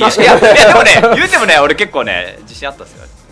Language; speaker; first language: Japanese; native; Japanese